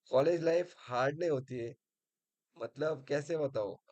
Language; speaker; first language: Hindi; non-native, local second language; Marathi